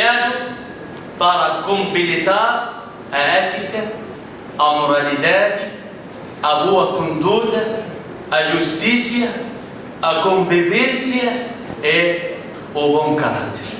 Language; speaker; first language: Portuguese; non-native, learner; Arabic